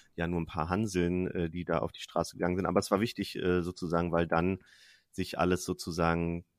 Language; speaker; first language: German; native; German